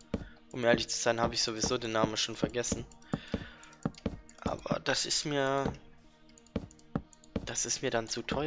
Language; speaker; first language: German; native; German